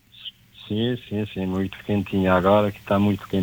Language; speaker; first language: Portuguese; non-native, local second language; Kabuverdianu